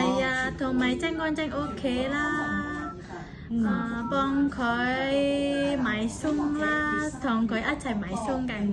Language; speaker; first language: Cantonese; non-native, learner; Indonesian